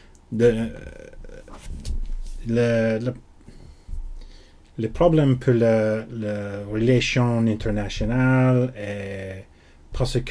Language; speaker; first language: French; non-native, learner; English